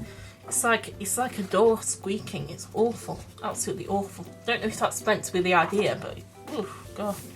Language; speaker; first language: English; native; English